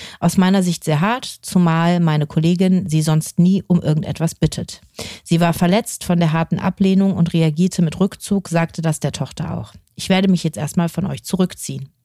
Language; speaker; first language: German; native; German